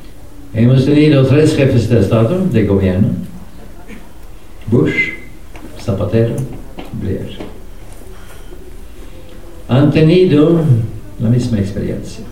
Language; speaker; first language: Spanish; non-native, fluent; Norwegian